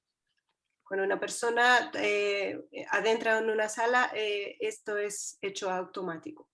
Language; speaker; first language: Spanish; non-native, fluent; Portuguese